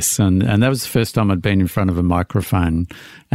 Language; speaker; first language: English; native; English